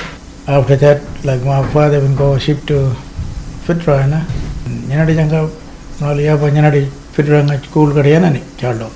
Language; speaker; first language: English; non-native, local second language; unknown